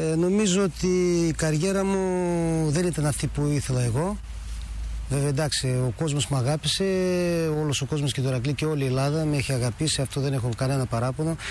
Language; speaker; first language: Greek; early bilingual, heritage; Greek